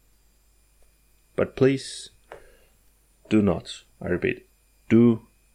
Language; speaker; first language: English; non-native, fluent; Norwegian